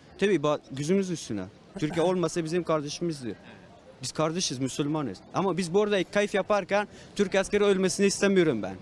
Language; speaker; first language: Turkish; non-native, fluent; Persian